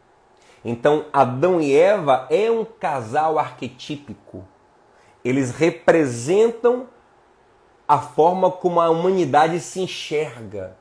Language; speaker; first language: Portuguese; native; Portuguese